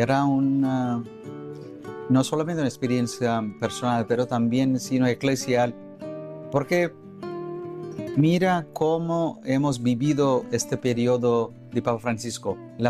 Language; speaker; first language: Spanish; non-native, fluent; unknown